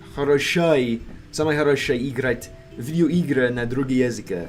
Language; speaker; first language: Russian; non-native, learner; English